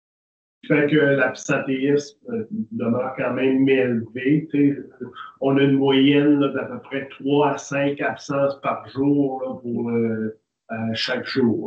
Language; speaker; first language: French; native; French